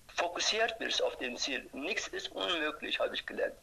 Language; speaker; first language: German; non-native, fluent; Turkish